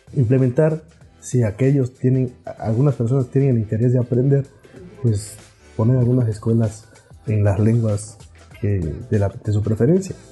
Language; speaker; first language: Spanish; non-native, local second language; Zapotec